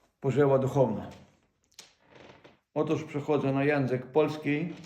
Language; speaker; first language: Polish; non-native, fluent; Ukrainian